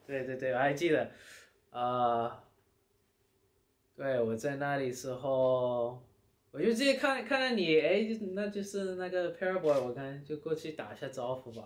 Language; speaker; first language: Chinese; early bilingual, heritage; Chinese